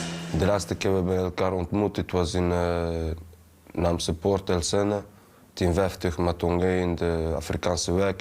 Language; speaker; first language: Dutch; early bilingual, other home language; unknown